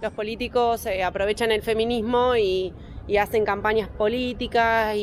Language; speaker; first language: Spanish; native; Spanish